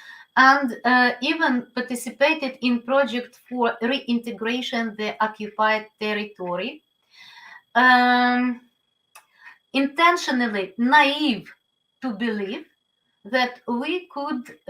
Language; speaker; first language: English; non-native, learner; Ukrainian